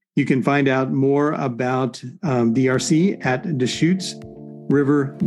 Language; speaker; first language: English; native; English